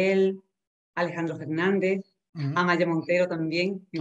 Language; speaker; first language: Spanish; native; Spanish